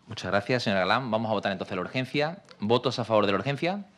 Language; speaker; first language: Spanish; native; Spanish